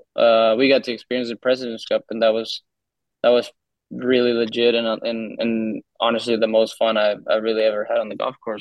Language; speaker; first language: English; non-native, fluent; Spanish